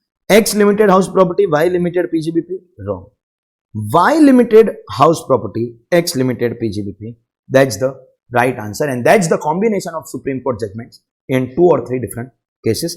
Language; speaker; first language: English; non-native, local second language; Hindi